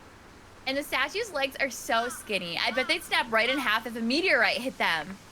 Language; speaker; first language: English; native; English